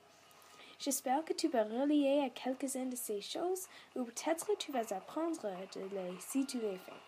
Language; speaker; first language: French; non-native, learner; English